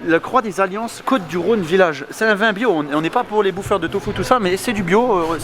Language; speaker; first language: French; native; French